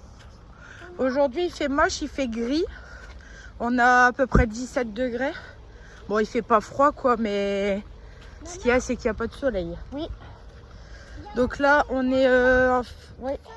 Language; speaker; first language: French; native; French